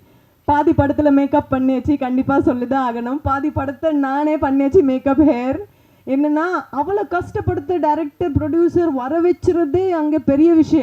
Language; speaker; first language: Tamil; non-native, fluent; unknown